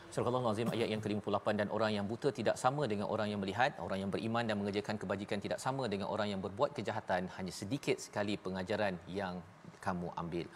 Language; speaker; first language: Malay; native; Malay